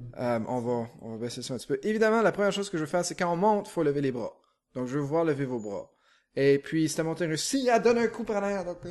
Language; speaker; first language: French; native; French